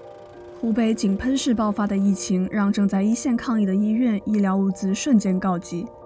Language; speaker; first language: Chinese; native; Chinese